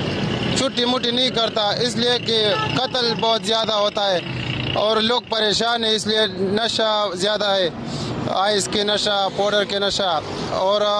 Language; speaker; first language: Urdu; non-native, local second language; Pashto